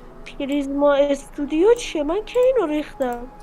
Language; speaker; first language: Persian; native; Persian